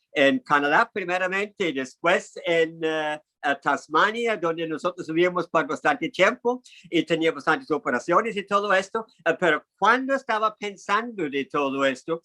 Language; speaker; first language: Spanish; non-native, fluent; English